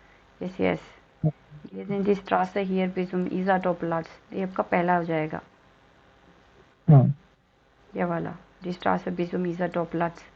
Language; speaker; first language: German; non-native, fluent; Hindi